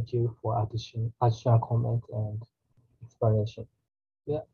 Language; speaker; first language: English; non-native, learner; Japanese